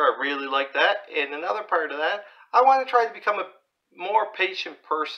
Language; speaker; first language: English; native; English